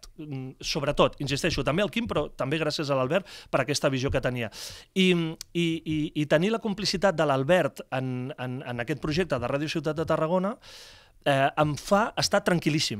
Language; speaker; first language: Catalan; native; Catalan